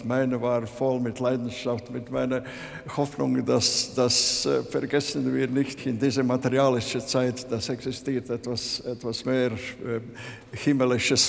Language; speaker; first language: German; non-native, learner; Latvian